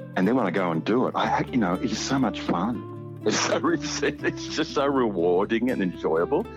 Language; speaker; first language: English; native; English